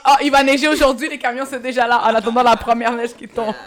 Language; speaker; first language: French; early bilingual, heritage; French